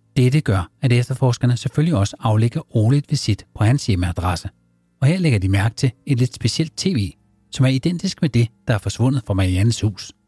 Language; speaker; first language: Danish; native; Danish